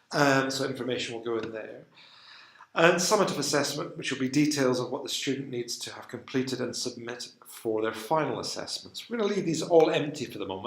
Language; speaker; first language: English; native; English